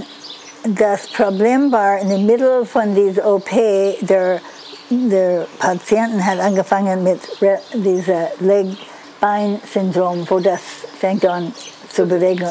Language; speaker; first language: German; non-native, fluent; English